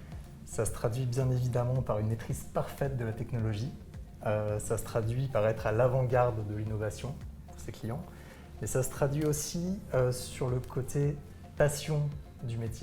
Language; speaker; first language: French; native; French